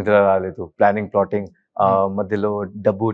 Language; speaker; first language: Telugu; non-native, learner; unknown